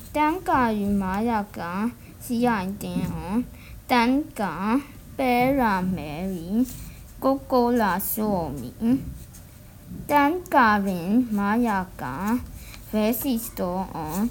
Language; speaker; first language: Finnish; non-native, learner; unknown